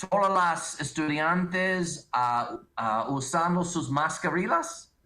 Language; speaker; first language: Spanish; non-native, learner; English